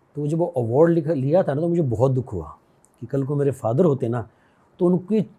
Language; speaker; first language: Hindi; native; Hindi